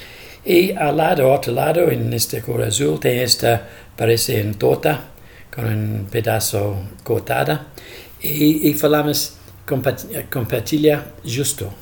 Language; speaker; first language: Portuguese; non-native, fluent; English